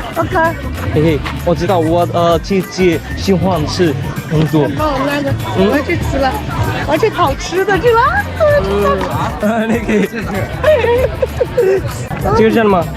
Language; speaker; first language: Chinese; non-native, learner; Bangla